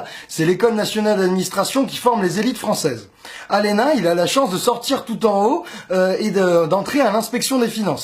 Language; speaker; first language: French; native; French